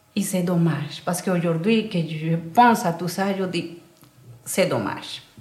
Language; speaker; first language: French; non-native, learner; Spanish